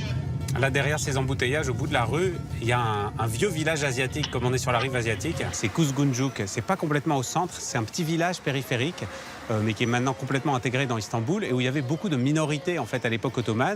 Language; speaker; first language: French; native; French